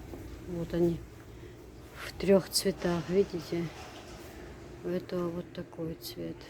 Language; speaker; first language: Russian; native; Russian